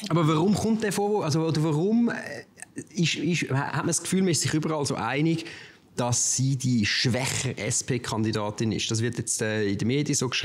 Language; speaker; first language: German; native; German